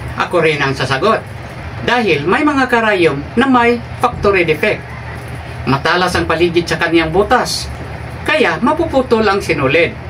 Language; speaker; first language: Filipino; non-native, local second language; Cebuano